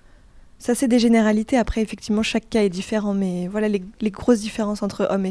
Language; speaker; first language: French; native; French